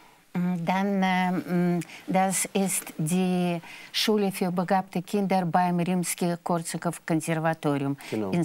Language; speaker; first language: German; non-native, fluent; Russian